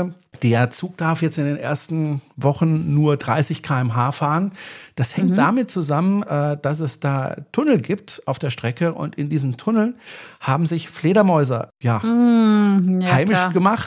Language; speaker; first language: German; native; German